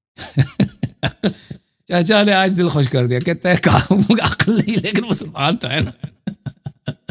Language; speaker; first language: Urdu; non-native, fluent; Persian